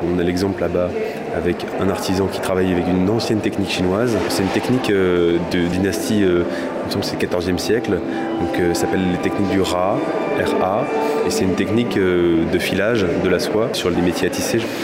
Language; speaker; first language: French; native; French